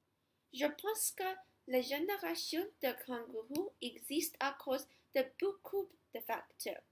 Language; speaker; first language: French; non-native, learner; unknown